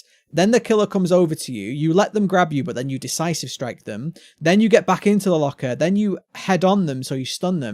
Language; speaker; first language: English; native; English